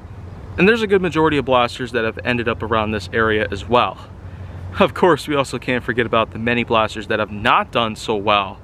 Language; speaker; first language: English; native; English